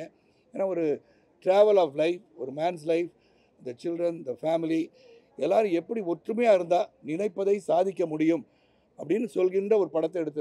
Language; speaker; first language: Tamil; native; Tamil